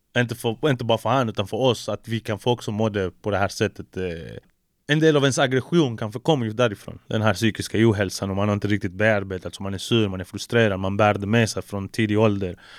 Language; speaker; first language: Swedish; early bilingual, other home language; Spanish